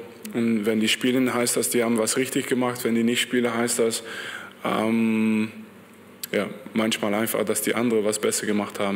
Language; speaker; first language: German; non-native, fluent; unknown